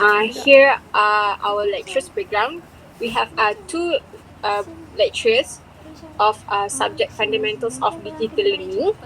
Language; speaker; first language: English; non-native, local second language; Malay